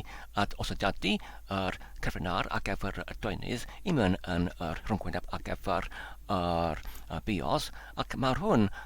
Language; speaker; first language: Welsh; non-native, learner; Polish